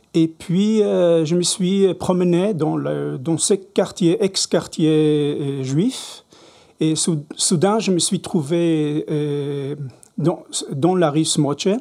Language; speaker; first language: French; non-native, learner; Hebrew